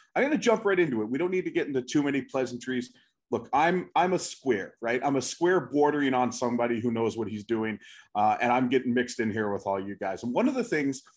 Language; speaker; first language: English; native; English